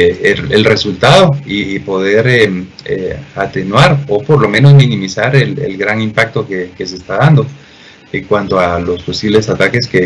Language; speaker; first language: Spanish; native; Spanish